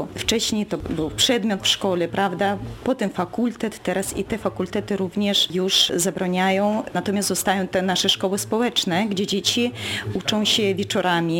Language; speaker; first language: Polish; non-native, local second language; Russian